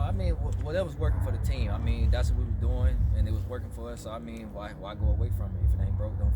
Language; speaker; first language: English; native; English